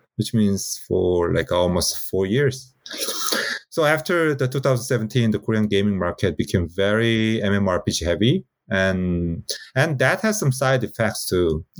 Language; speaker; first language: English; non-native, fluent; Korean